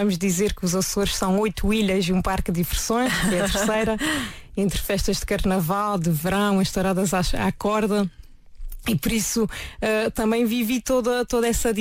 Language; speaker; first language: Portuguese; native; Portuguese